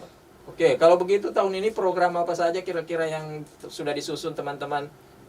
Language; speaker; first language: Indonesian; native; Indonesian